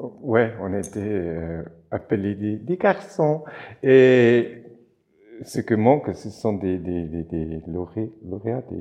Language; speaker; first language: French; non-native, local second language; German